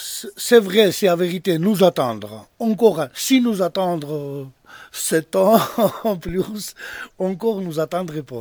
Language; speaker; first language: French; non-native, learner; Georgian